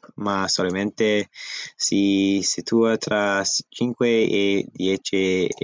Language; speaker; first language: Italian; non-native, learner; English